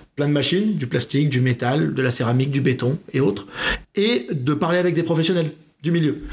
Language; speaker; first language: French; native; French